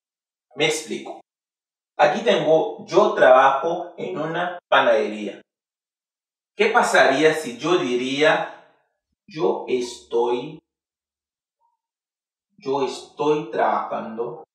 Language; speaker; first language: Spanish; non-native, fluent; Haitian Creole